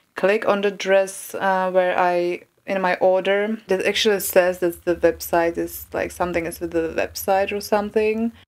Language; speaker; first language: English; non-native, fluent; Czech